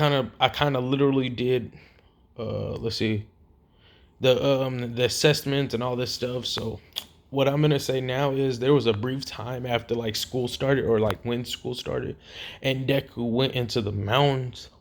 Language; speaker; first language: English; native; English